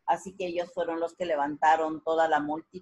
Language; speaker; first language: Spanish; native; Spanish